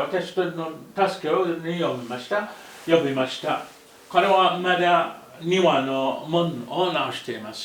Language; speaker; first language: Japanese; non-native, fluent; Arabic